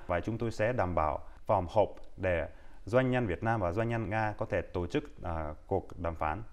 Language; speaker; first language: Vietnamese; non-native, fluent; Russian